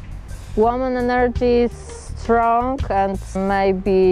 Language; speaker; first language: English; non-native, learner; Polish